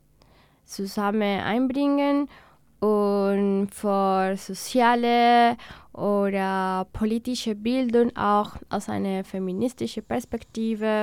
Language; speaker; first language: German; non-native, learner; Spanish